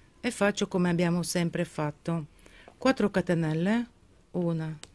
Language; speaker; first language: Italian; non-native, fluent; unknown